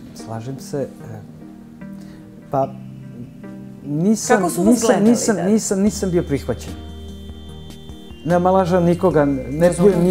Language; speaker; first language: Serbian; early bilingual, other home language; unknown